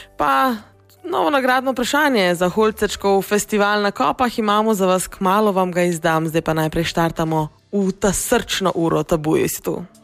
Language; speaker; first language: Slovenian; native; Slovenian